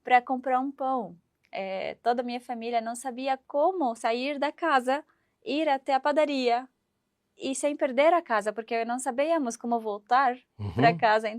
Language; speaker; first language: Portuguese; non-native, fluent; Arabic